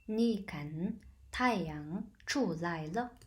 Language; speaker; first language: Chinese; non-native, fluent; Mongolian